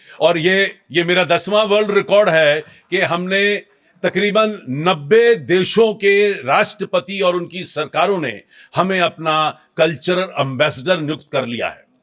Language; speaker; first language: Hindi; native; Hindi